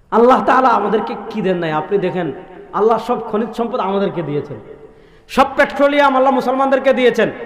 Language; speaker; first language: Bangla; native; Bangla